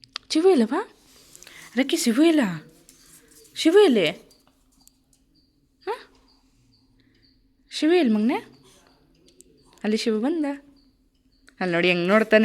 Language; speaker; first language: Kannada; native; Kannada